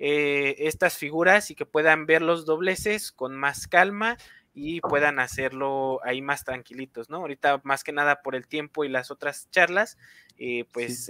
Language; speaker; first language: Spanish; native; Spanish